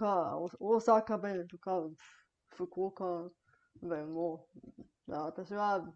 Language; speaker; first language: Japanese; non-native, learner; Bulgarian